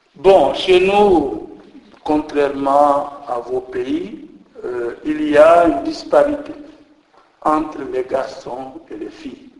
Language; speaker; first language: French; non-native, local second language; Jola-Fonyi